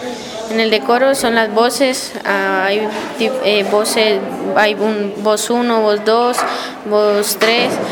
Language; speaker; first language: Spanish; native; Spanish